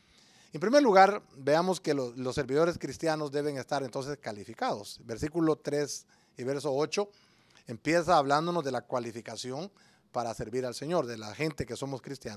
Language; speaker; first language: Spanish; native; Spanish